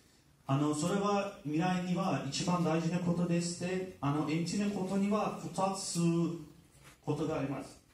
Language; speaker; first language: Japanese; non-native, learner; Turkish